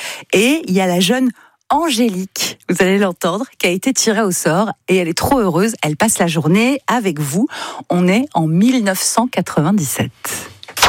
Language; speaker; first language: French; native; French